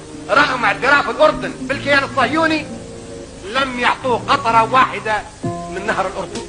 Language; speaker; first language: Arabic; native; Arabic